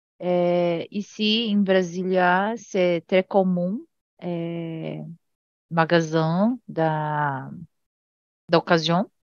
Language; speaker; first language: French; non-native, learner; Portuguese